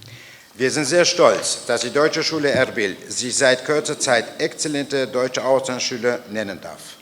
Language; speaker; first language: German; non-native, fluent; Central Kurdish